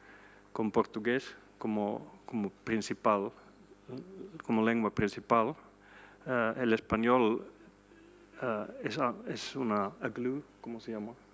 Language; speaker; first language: Spanish; non-native, fluent; Swedish